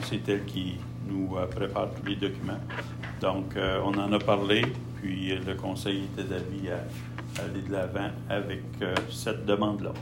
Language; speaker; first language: French; native; French